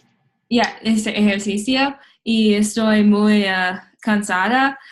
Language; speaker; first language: Spanish; non-native, learner; English